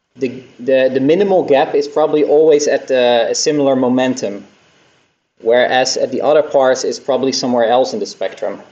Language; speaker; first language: English; non-native, fluent; Dutch